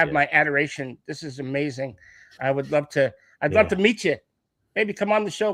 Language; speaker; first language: English; native; English